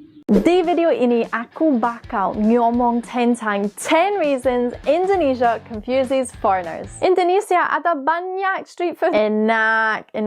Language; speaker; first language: Indonesian; non-native, learner; English